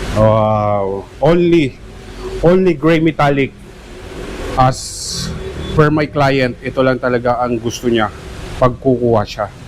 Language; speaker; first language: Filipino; non-native, local second language; Bikol